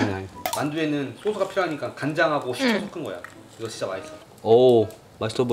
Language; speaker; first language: Korean; native; Korean